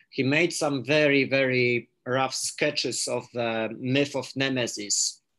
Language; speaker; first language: English; non-native, fluent; Polish